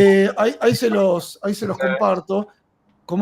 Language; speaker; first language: Spanish; native; Spanish